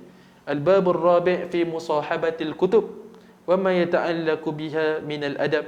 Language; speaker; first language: Arabic; non-native, fluent; Malay